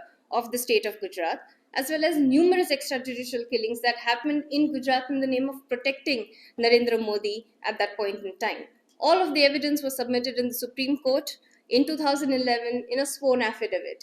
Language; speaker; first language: English; non-native, local second language; Gujarati